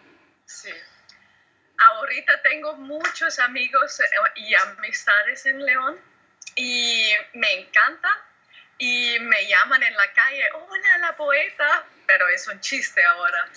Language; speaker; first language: Spanish; non-native, learner; German